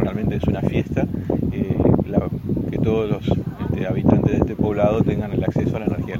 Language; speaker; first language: Spanish; native; Spanish